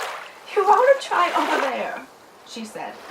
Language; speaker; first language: English; native; English